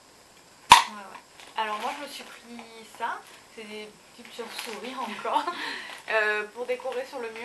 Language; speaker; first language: French; native; French